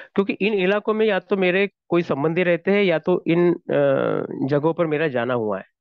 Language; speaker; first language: Hindi; non-native, local second language; Marathi